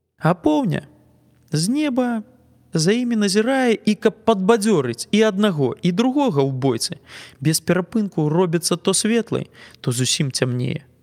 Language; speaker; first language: Belarusian; native; Belarusian